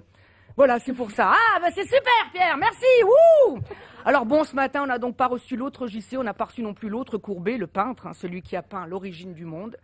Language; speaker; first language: French; native; French